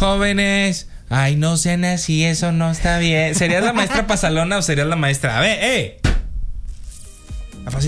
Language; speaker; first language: Spanish; native; Spanish